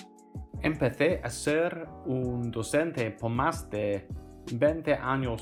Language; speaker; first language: Spanish; non-native, fluent; English